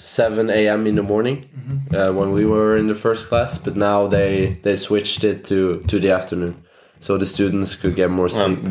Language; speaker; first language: English; non-native, fluent; Norwegian